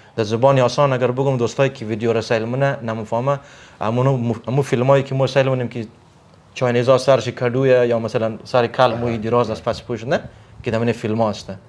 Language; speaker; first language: Persian; native; Persian